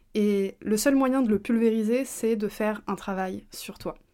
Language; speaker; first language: French; native; French